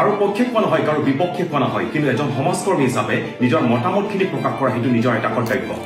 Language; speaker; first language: Assamese; non-native, local second language; Karbi